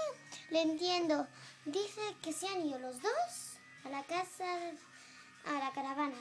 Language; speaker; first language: Spanish; native; Spanish